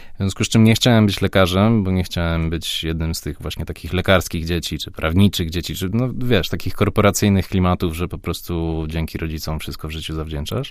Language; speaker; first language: Polish; native; Polish